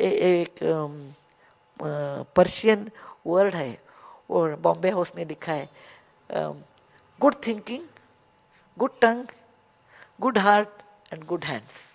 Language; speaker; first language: Hindi; non-native, local second language; Kannada